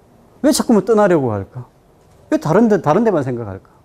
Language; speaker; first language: Korean; native; Korean